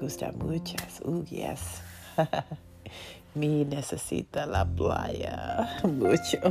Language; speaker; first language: Spanish; non-native, learner; English